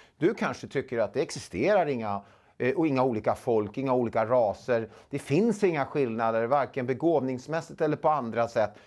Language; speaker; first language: Swedish; native; Swedish